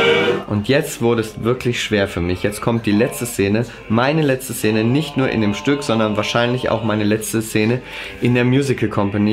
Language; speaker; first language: German; native; German